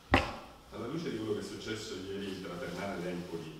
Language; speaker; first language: Italian; native; Italian